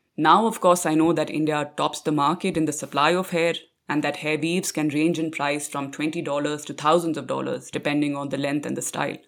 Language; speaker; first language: English; non-native, local second language; Punjabi